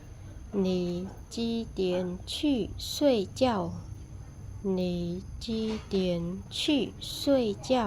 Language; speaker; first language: Chinese; non-native, learner; Khmer